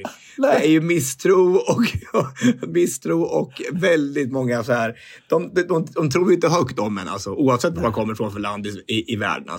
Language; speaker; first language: Swedish; native; Swedish